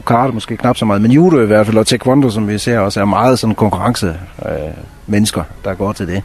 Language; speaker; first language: Danish; native; Danish